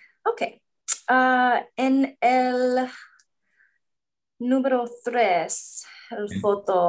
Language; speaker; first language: Spanish; non-native, learner; English